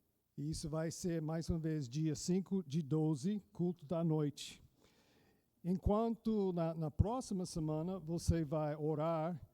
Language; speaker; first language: Portuguese; non-native, fluent; English